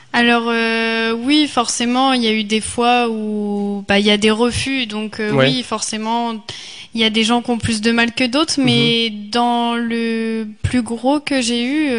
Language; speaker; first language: French; native; French